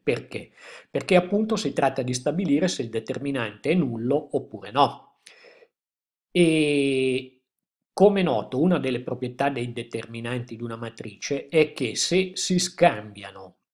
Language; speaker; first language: Italian; native; Italian